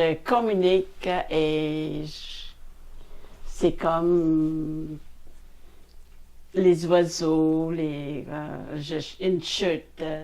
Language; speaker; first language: French; non-native, fluent; Khmer